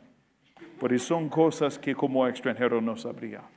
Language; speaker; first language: Spanish; non-native, fluent; English